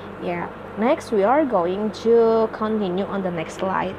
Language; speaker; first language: English; non-native, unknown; Indonesian